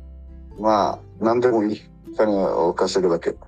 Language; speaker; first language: Japanese; non-native, learner; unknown